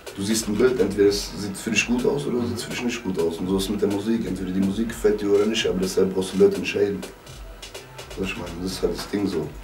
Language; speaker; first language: German; native; German